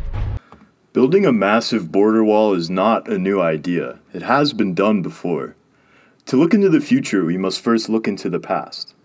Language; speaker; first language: English; native; English